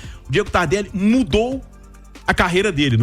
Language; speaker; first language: Portuguese; native; Portuguese